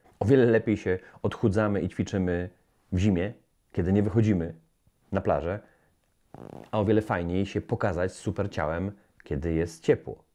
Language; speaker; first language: Polish; native; Polish